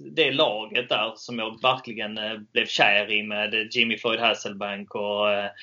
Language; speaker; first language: Swedish; native; Swedish